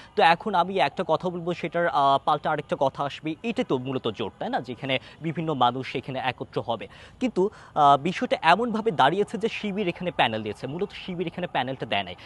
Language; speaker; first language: Bangla; non-native, local second language; Chakma